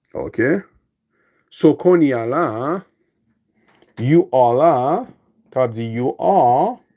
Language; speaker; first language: English; non-native, fluent; Haitian Creole